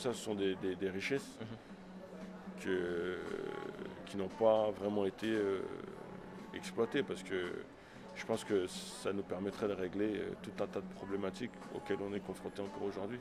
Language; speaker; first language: French; native; French